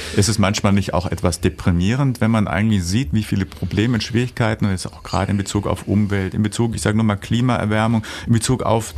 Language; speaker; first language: German; native; German